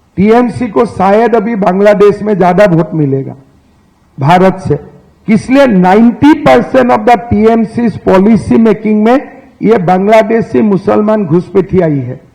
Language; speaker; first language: Hindi; non-native, local second language; Assamese